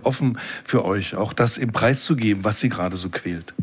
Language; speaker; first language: German; native; German